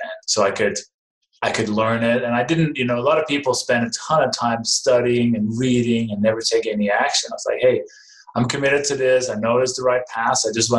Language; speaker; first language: English; non-native, fluent; Danish